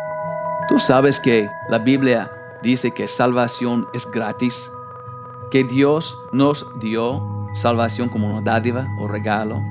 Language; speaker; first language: Spanish; non-native, fluent; English